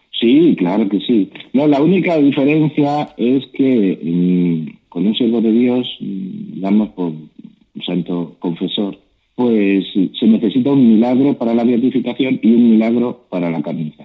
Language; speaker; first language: Spanish; native; Spanish